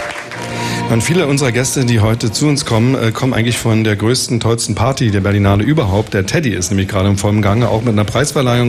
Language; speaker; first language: German; native; German